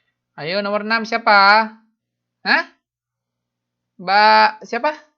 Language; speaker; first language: Indonesian; native; Indonesian